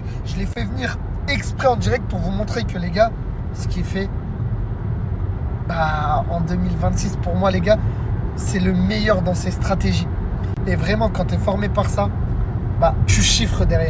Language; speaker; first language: French; native; French